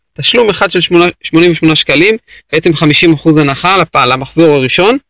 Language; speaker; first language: Hebrew; native; Hebrew